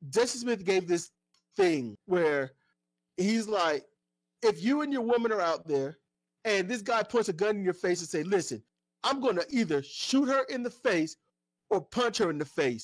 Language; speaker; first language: English; native; English